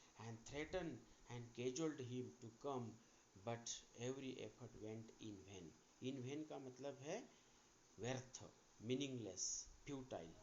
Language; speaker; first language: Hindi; non-native, local second language; Marathi